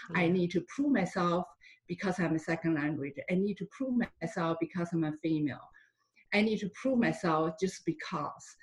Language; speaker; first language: English; non-native, fluent; Chinese